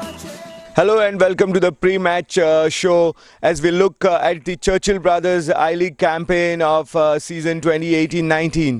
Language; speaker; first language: English; non-native, local second language; Konkani